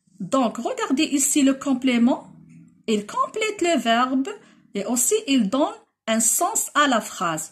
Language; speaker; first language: French; non-native, local second language; Arabic